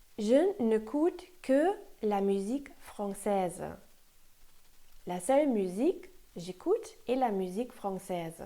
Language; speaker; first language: French; non-native, fluent; German